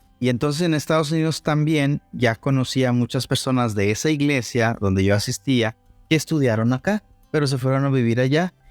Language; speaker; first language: Spanish; non-native, local second language; Zapotec